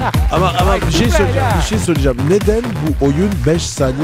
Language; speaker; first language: Turkish; non-native, learner; French